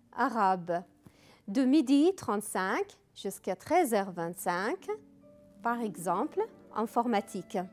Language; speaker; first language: French; non-native, local second language; Arabic